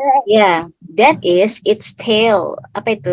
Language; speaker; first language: English; non-native, fluent; Indonesian